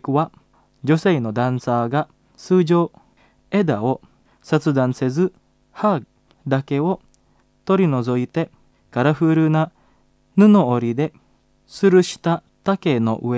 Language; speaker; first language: Japanese; non-native, fluent; Indonesian